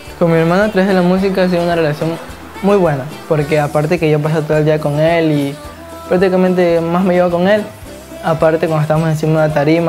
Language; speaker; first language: Spanish; native; Spanish